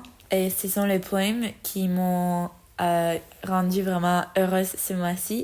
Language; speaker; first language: French; non-native, learner; Spanish